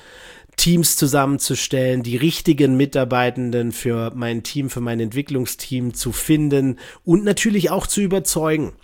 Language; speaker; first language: German; native; German